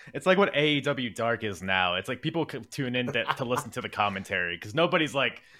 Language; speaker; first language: English; native; English